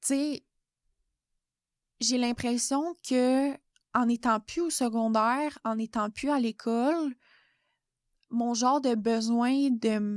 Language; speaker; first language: French; native; French